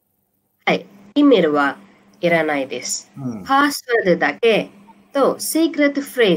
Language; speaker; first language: Japanese; non-native, learner; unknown